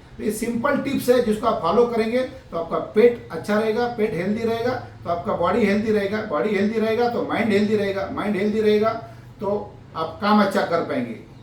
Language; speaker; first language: Hindi; non-native, local second language; Marathi